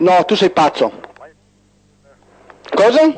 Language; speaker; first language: Italian; native; Italian